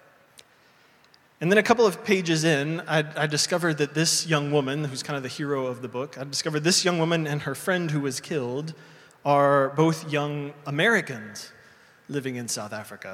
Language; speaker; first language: English; native; English